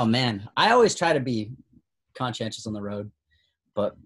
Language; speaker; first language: English; native; English